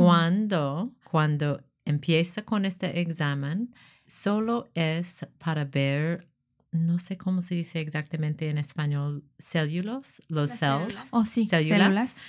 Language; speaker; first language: Spanish; non-native, learner; English